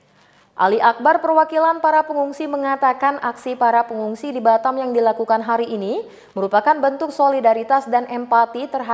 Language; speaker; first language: Indonesian; native; Indonesian